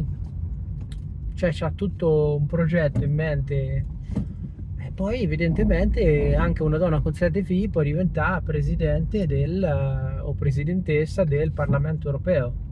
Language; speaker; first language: Italian; native; Italian